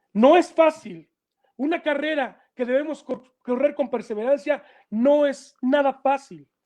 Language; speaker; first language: Spanish; native; Spanish